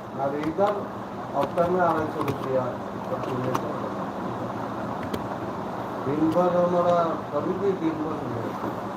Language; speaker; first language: Hindi; non-native, local second language; Santali